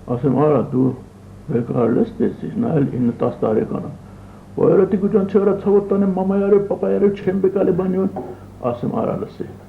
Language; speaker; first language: Armenian; early bilingual, other home language; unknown